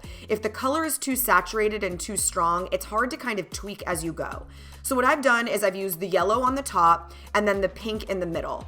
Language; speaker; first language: English; native; English